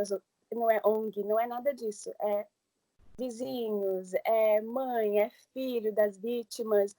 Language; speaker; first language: Portuguese; early bilingual, heritage; English